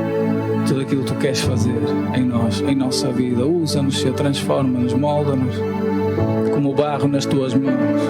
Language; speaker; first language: Portuguese; native; Portuguese